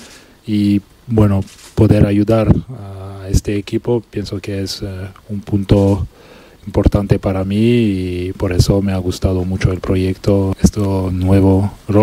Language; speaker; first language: Spanish; non-native, local second language; French